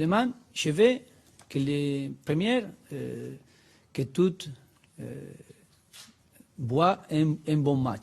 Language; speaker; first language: French; non-native, learner; Spanish